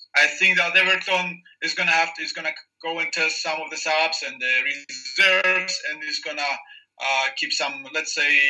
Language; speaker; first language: English; non-native, fluent; Greek